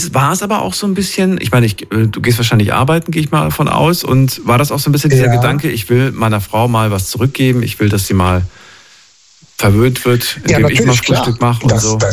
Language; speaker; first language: German; native; German